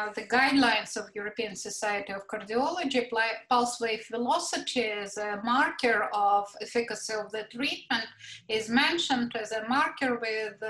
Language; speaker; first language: English; non-native, fluent; Latvian